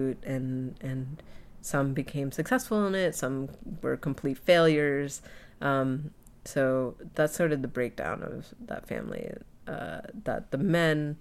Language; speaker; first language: English; native; English